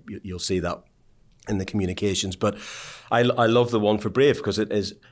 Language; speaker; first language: English; native; English